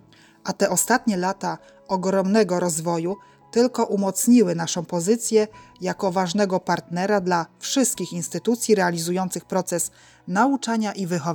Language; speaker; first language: Polish; native; Polish